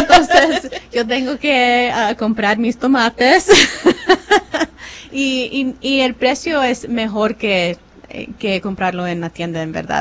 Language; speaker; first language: Spanish; non-native, fluent; English